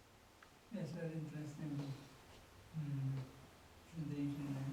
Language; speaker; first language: English; non-native, learner; Indonesian